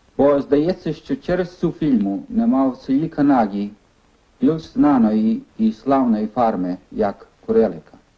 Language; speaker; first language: Ukrainian; early bilingual, heritage; Ukrainian